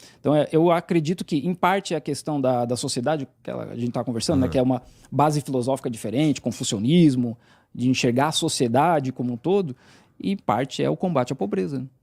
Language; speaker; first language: Portuguese; native; Portuguese